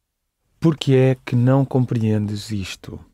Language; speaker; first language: Portuguese; non-native, learner; English